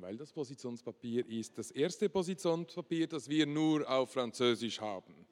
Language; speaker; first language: German; non-native, local second language; French